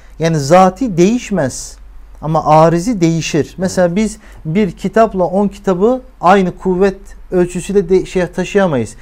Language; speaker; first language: Turkish; native; Turkish